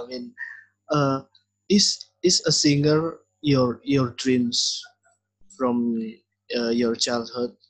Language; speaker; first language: English; non-native, learner; Indonesian